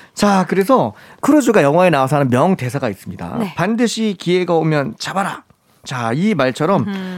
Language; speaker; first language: Korean; native; Korean